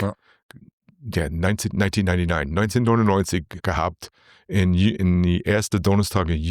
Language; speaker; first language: German; non-native, learner; English